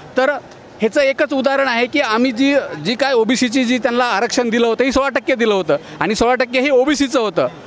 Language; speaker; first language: Marathi; native; Marathi